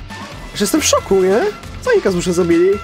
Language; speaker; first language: Polish; native; Polish